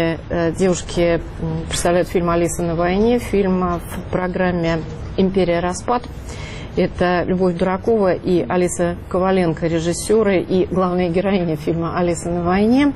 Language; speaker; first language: Russian; native; Russian